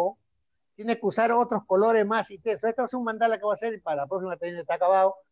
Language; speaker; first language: Spanish; native; Spanish